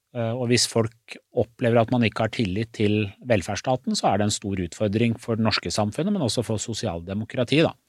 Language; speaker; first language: Norwegian; early bilingual, other home language; Persian